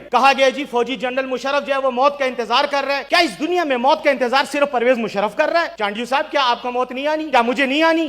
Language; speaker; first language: Urdu; non-native, local second language; Pashto